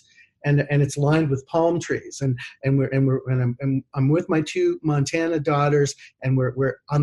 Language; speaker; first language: English; native; English